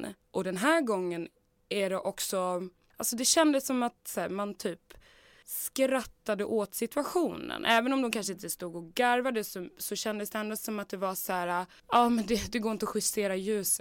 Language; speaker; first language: Swedish; native; Swedish